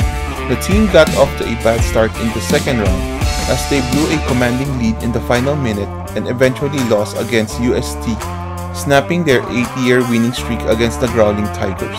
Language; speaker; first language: English; non-native, local second language; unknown